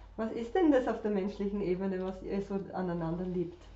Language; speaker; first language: German; native; German